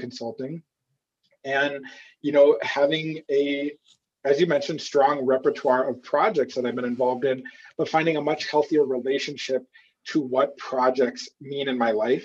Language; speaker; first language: English; native; English